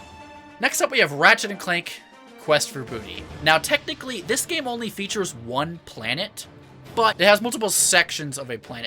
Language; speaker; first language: English; native; English